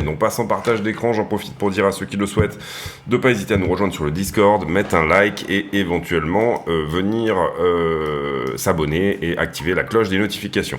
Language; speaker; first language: French; native; French